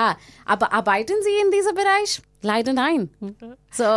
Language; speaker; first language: German; non-native, learner; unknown